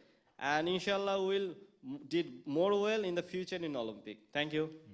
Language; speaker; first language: English; non-native, local second language; Bangla